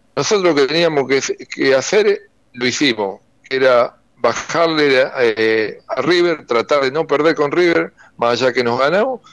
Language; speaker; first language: Spanish; native; Spanish